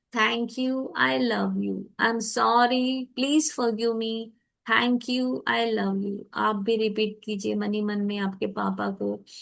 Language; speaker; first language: Hindi; native; Hindi